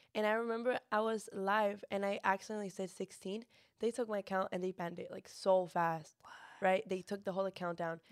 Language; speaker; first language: English; early bilingual, other home language; Spanish